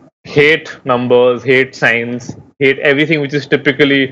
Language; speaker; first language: English; non-native, local second language; Hindi